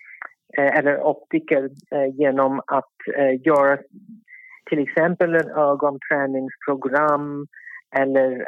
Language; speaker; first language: Swedish; non-native, fluent; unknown